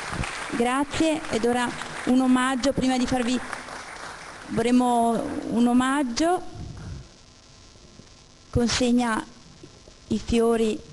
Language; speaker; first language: Italian; native; Italian